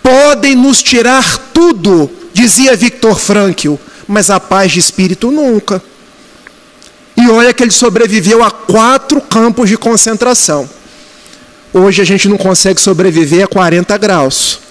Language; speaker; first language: Portuguese; native; Portuguese